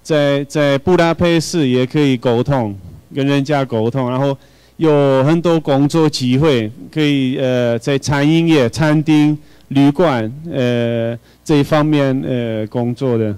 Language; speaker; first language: Chinese; non-native, fluent; Hungarian